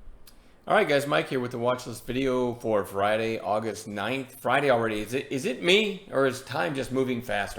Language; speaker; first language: English; native; English